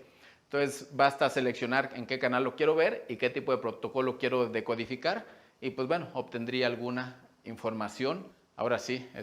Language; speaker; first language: Spanish; native; Spanish